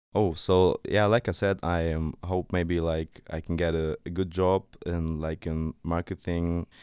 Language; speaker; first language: English; non-native, fluent; German